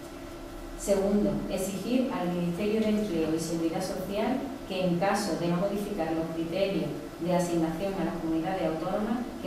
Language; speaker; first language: Spanish; native; Spanish